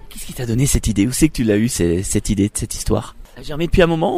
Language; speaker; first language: French; native; French